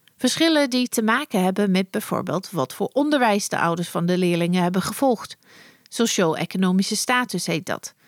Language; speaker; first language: Dutch; non-native, fluent; English